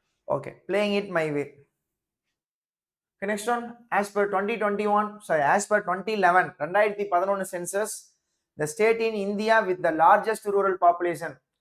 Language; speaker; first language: English; non-native, local second language; Tamil